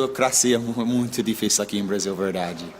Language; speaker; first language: Portuguese; non-native, learner; English